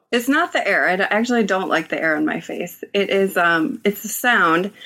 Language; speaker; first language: English; native; English